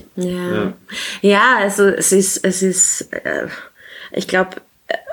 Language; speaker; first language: German; native; German